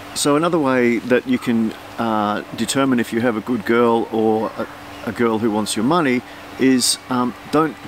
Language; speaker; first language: English; native; English